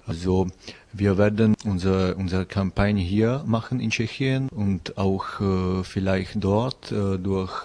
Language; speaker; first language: German; non-native, learner; Czech